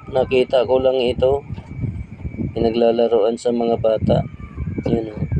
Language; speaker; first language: Filipino; native; Filipino